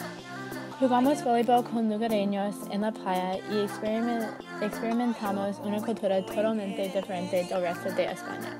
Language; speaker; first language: Spanish; non-native, learner; English